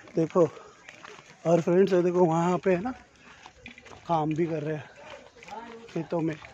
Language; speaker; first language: Hindi; non-native, local second language; Marathi